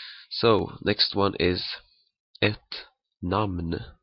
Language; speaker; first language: Swedish; native; Swedish